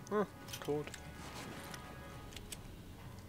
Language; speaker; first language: German; native; German